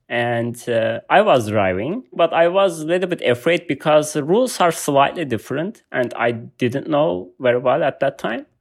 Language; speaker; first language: English; non-native, learner; Turkish